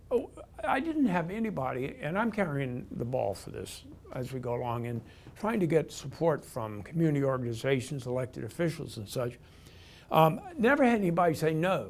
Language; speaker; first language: English; native; English